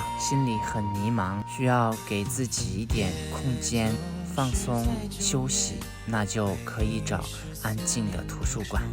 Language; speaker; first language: Chinese; non-native, fluent; Lao